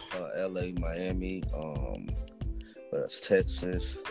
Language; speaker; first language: English; native; English